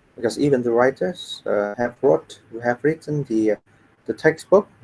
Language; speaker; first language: English; non-native, fluent; Vietnamese